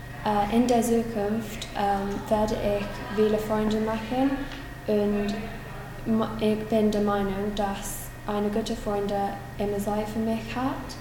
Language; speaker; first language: German; non-native, learner; English